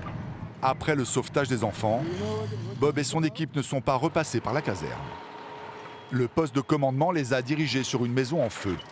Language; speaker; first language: French; native; French